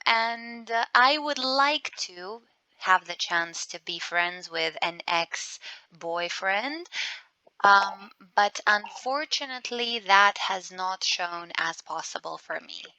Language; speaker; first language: English; non-native, fluent; Serbian